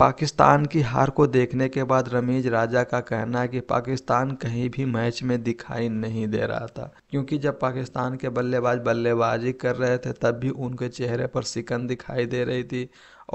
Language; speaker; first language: Hindi; native; Hindi